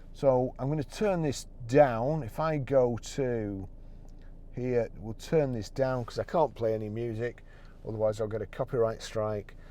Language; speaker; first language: English; native; English